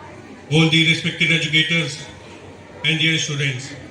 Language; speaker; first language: English; non-native, local second language; Hindi